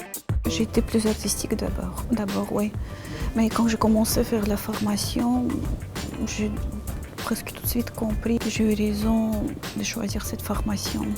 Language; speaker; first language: French; non-native, fluent; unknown